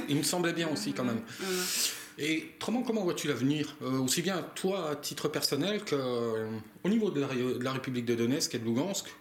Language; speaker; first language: French; native; French